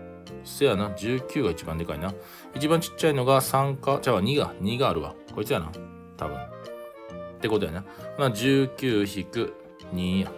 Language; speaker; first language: Japanese; native; Japanese